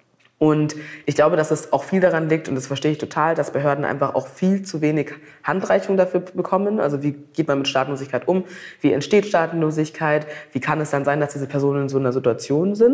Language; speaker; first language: German; native; German